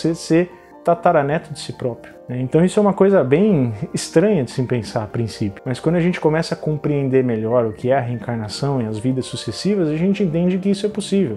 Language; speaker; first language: Portuguese; native; Portuguese